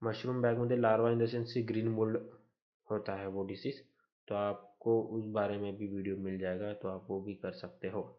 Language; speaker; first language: Hindi; non-native, local second language; Marathi